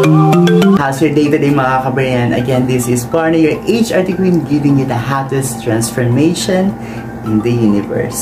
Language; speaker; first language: English; non-native, local second language; Filipino